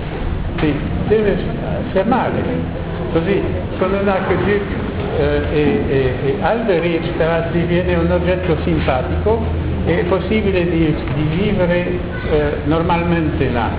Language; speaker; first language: Italian; non-native, learner; French